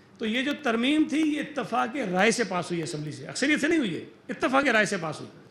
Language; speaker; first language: Urdu; native; Urdu